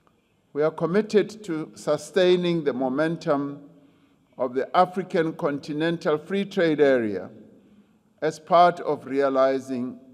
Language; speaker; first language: English; non-native, local second language; Venda